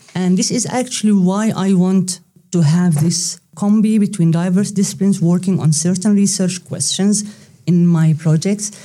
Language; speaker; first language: English; non-native, fluent; Arabic